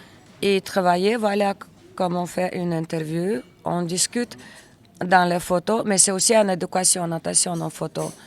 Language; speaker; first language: French; non-native, learner; Russian